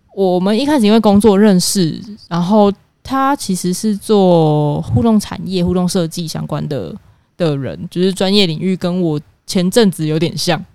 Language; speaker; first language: Chinese; native; Chinese